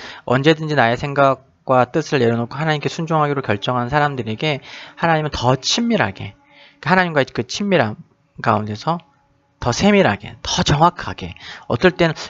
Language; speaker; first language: Korean; native; Korean